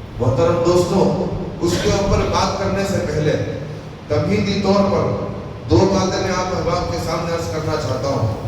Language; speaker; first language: Urdu; native; Urdu